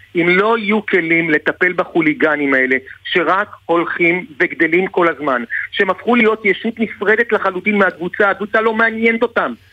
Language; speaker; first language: Hebrew; native; Hebrew